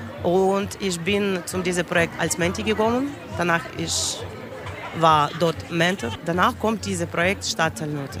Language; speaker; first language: German; non-native, learner; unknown